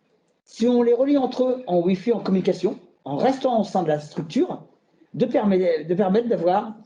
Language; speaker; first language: French; native; French